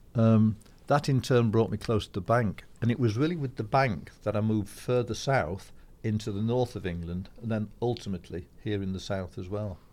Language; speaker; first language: English; native; English